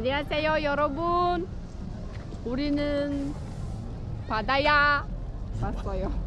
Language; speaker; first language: Korean; non-native, learner; Uzbek